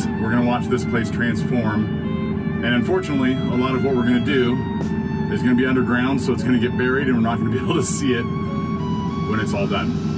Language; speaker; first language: English; native; English